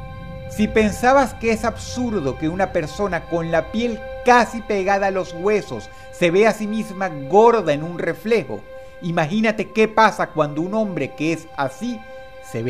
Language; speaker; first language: Spanish; native; Spanish